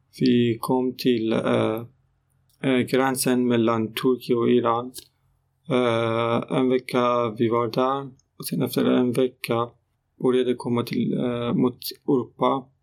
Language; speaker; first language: Swedish; non-native, learner; Persian